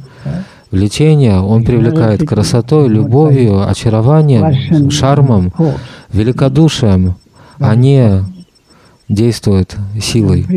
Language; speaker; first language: Russian; native; Russian